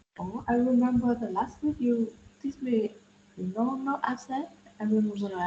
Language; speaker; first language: English; non-native, learner; Vietnamese